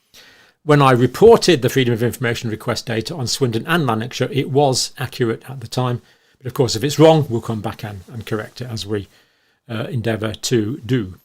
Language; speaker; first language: English; native; English